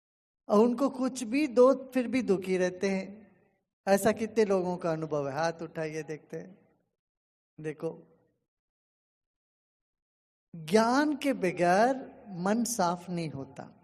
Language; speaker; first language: Hindi; non-native, local second language; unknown